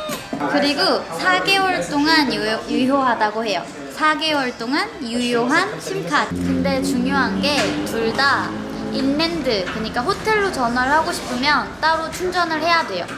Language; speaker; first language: Korean; native; Korean